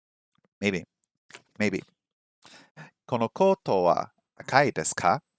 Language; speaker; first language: Japanese; non-native, learner; English